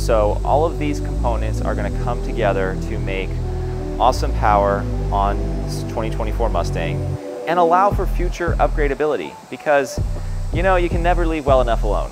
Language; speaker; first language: English; native; English